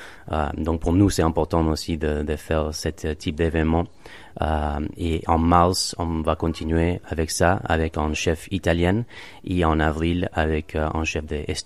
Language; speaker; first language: French; non-native, fluent; Spanish